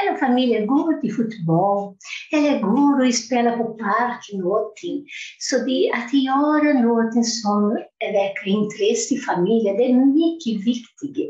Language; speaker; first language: Swedish; non-native, fluent; Portuguese